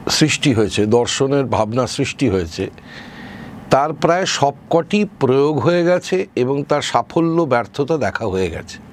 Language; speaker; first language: Bangla; native; Bangla